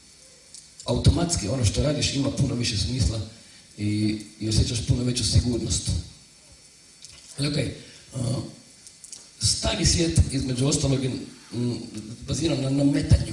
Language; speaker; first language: Croatian; native; Croatian